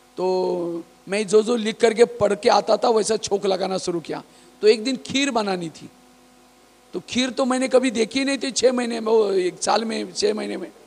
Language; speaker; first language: Hindi; non-native, local second language; Marathi